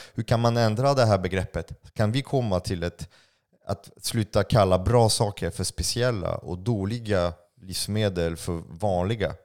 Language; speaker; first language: Swedish; non-native, fluent; French